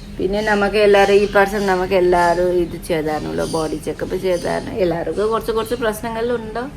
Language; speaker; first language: Malayalam; non-native, learner; Nepali